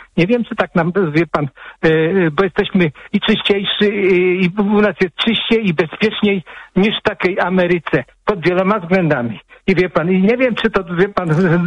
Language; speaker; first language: Polish; native; Polish